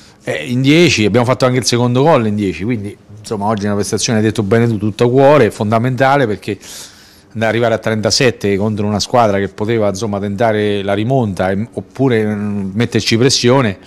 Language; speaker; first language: Italian; native; Italian